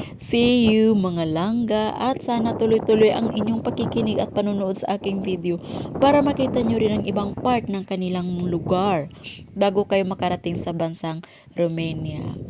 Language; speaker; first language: Filipino; non-native, local second language; Cebuano